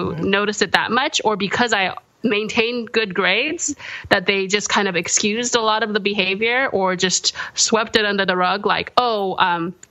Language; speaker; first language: English; early bilingual, other home language; Korean